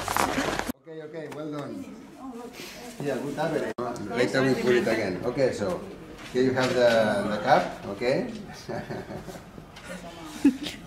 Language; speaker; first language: English; non-native, learner; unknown